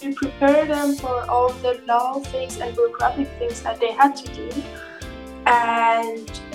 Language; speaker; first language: English; non-native, fluent; Persian